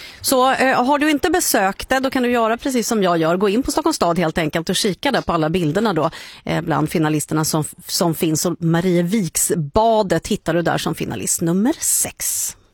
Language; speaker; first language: Swedish; native; Swedish